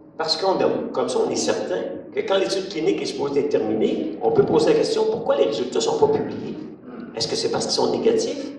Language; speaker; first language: French; native; French